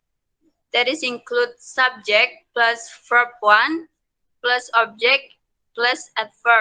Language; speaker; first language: English; non-native, learner; Indonesian